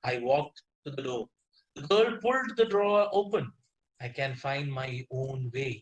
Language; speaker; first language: English; non-native, local second language; Malayalam